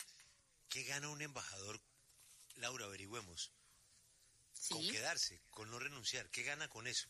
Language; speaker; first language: Spanish; native; Spanish